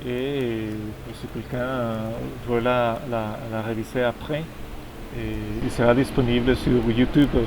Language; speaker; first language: French; non-native, fluent; Spanish